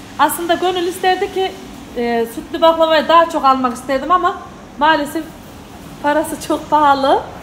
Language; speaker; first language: Turkish; native; Turkish